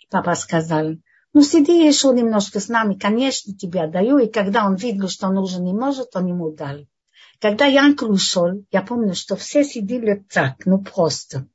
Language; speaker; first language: Russian; non-native, fluent; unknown